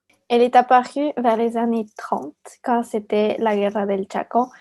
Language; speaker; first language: French; early bilingual, other home language; Spanish